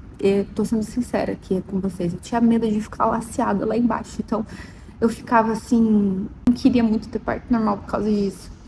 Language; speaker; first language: Portuguese; native; Portuguese